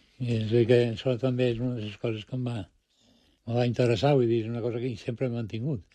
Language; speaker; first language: Catalan; early bilingual, other home language; Spanish